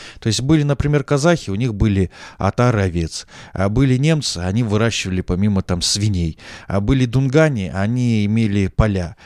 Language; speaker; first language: Russian; native; Russian